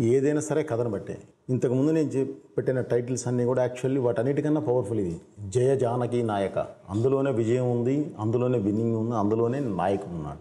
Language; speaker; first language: Telugu; native; Telugu